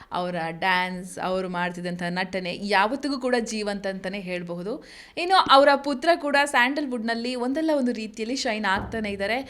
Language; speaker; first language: Kannada; native; Kannada